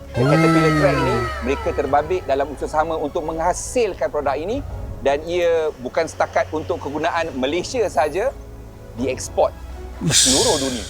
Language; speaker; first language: Malay; native; Malay